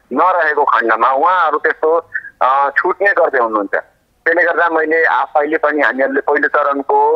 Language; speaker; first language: Nepali; non-native, local second language; Maithili